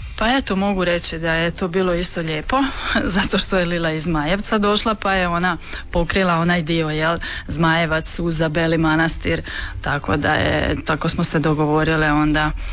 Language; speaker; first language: Croatian; non-native, local second language; Hungarian